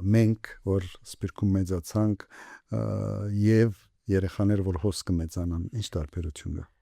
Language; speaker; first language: Armenian; early bilingual, heritage; Armenian